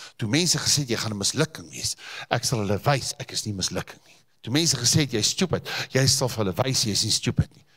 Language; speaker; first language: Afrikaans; native; Afrikaans